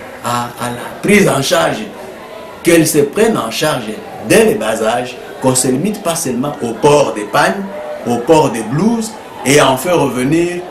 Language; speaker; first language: French; native; French